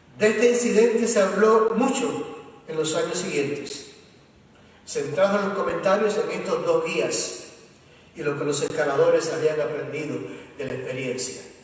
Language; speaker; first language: Spanish; native; Spanish